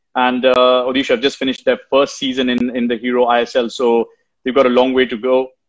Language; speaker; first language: English; non-native, local second language; Hindi